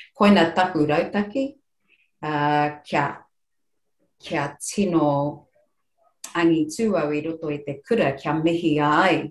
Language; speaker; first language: Māori; non-native, local second language; English